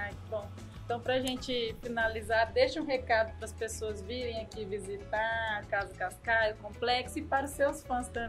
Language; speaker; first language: Portuguese; native; Portuguese